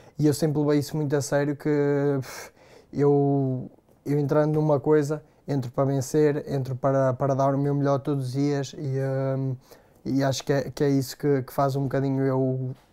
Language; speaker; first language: Portuguese; native; Portuguese